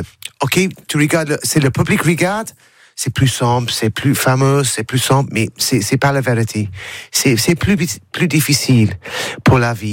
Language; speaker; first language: French; non-native, learner; English